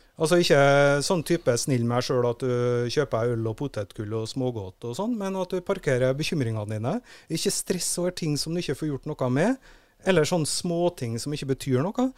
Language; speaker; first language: Norwegian; native; Norwegian